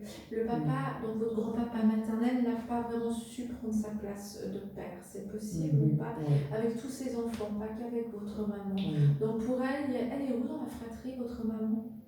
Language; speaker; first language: French; native; French